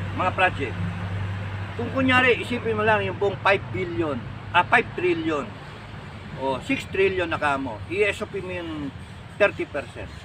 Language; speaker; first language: Filipino; native; Filipino